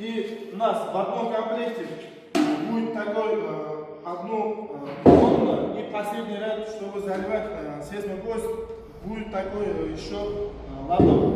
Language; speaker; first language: Russian; non-native, learner; Uzbek